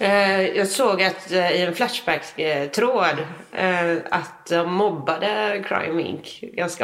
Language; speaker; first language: Swedish; native; Swedish